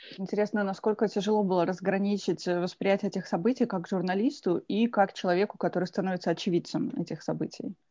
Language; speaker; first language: Russian; native; Russian